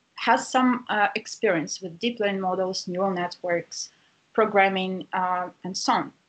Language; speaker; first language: English; non-native, fluent; Russian